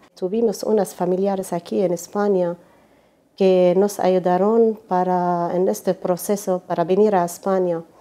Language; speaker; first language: Spanish; non-native, learner; Arabic